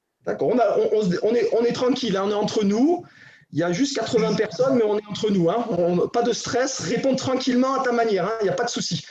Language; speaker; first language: French; native; French